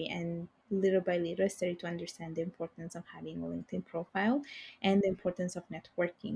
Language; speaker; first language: English; non-native, fluent; Bangla